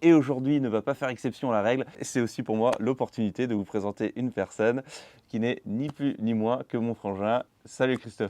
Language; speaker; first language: French; native; French